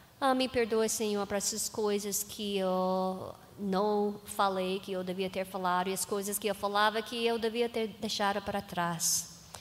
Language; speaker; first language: Portuguese; non-native, learner; English